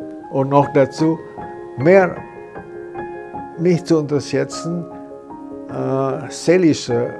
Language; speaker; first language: German; non-native, fluent; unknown